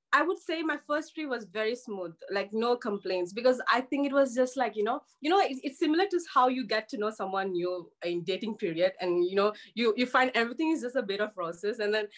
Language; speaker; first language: English; non-native, local second language; Telugu